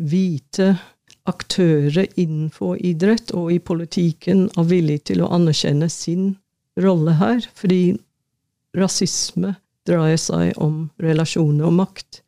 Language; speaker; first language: Norwegian; non-native, fluent; English